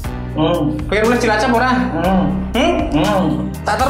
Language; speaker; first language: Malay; non-native, local second language; Javanese